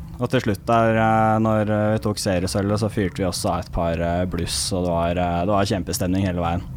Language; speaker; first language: Norwegian; native; Norwegian